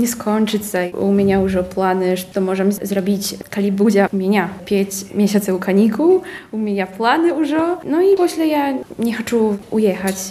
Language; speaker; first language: Polish; non-native, local second language; Belarusian